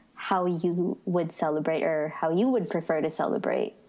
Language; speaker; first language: English; non-native, local second language; Filipino